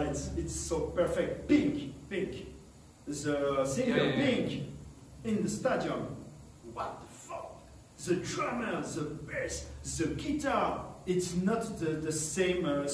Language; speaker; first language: English; non-native, learner; French